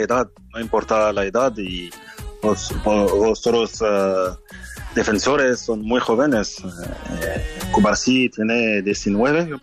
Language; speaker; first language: Spanish; non-native, fluent; French